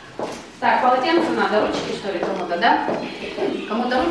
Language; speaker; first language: Russian; native; Russian